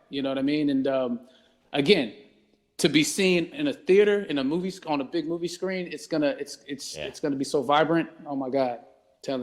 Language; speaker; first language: English; native; English